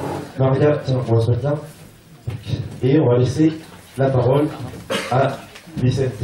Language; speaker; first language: French; native; French